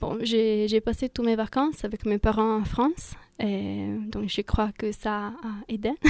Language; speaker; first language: French; non-native, fluent; Italian